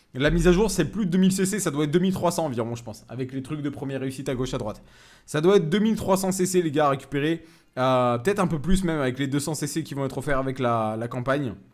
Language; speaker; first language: French; native; French